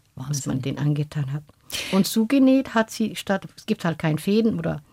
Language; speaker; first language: German; non-native, fluent; Somali